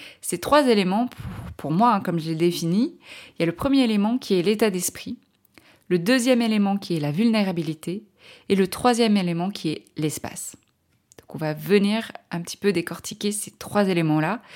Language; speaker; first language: French; native; French